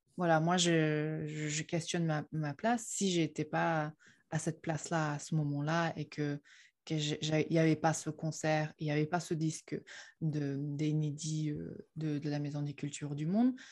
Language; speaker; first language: French; non-native, fluent; Chinese